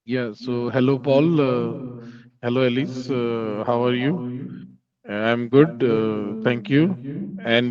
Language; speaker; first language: English; non-native, local second language; Hindi